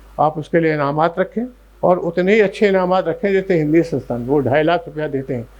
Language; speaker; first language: Urdu; native; Urdu